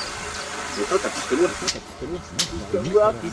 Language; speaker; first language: French; native; French